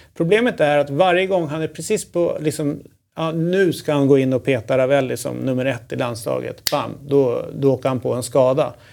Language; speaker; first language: Swedish; native; Swedish